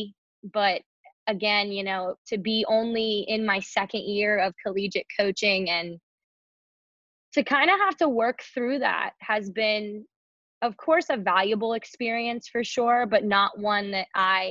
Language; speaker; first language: English; native; English